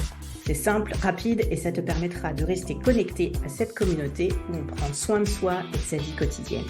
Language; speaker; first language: French; native; French